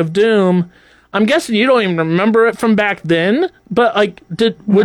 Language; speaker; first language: English; native; English